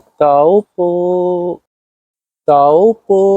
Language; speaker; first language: Filipino; non-native, learner; Urdu